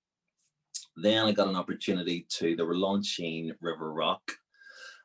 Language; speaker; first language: English; native; English